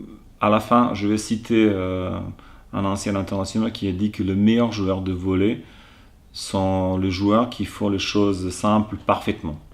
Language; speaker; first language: French; non-native, fluent; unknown